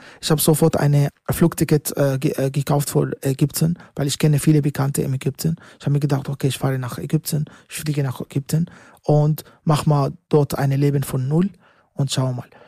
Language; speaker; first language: German; non-native, learner; Arabic